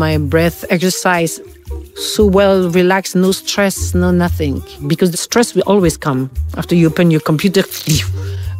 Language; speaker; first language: English; non-native, fluent; French